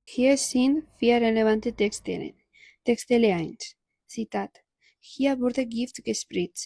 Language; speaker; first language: German; non-native, learner; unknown